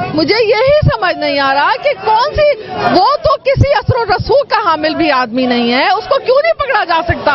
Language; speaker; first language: Urdu; native; Urdu